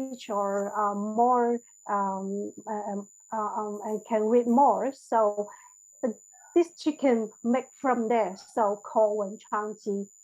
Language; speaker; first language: English; non-native, learner; Chinese